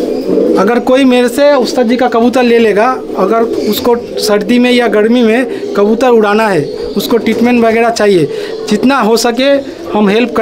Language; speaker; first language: Hindi; non-native, local second language; Bangla